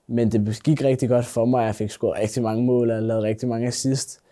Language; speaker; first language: Danish; native; Danish